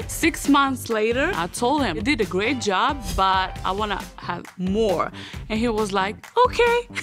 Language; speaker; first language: English; early bilingual, other home language; Serbian